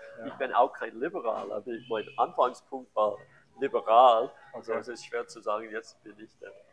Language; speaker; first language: German; non-native, learner; English